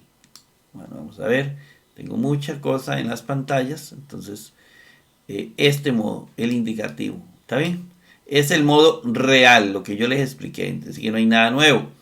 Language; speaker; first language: Spanish; native; Spanish